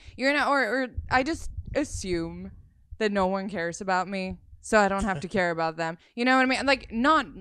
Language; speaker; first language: English; non-native, fluent; Swedish